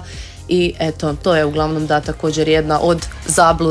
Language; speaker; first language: Croatian; native; Croatian